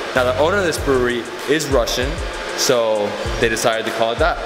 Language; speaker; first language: English; native; English